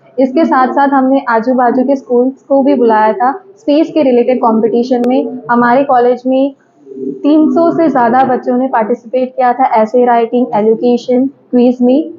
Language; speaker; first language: Hindi; non-native, local second language; Gujarati